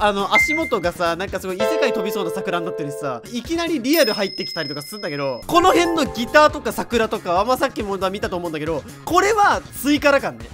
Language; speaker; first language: Japanese; native; Japanese